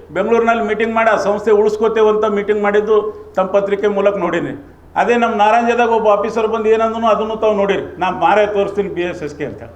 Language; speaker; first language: Kannada; native; Kannada